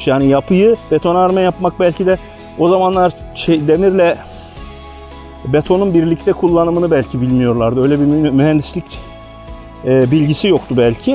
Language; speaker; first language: Turkish; native; Turkish